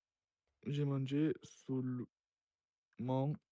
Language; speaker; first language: French; non-native, learner; Russian